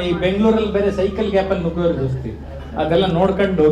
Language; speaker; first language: Kannada; native; Kannada